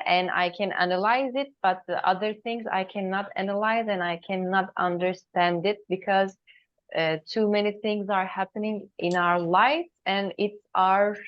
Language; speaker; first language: English; non-native, learner; Turkish